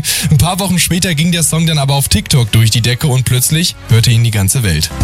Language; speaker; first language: German; native; German